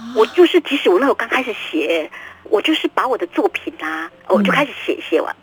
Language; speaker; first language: Chinese; native; Chinese